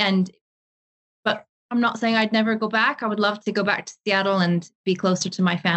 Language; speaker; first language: English; native; English